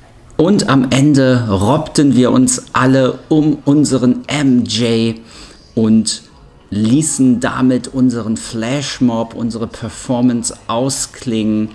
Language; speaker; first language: German; native; German